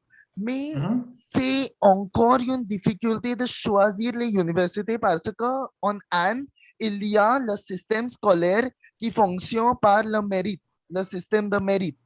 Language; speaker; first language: French; non-native, fluent; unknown